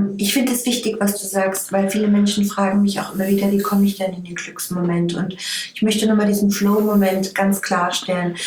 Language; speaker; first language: German; native; German